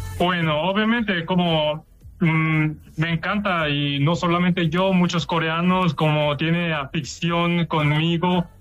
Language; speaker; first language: Spanish; non-native, learner; Korean